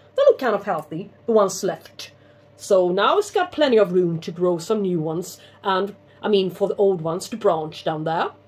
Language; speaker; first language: English; non-native, fluent; Swedish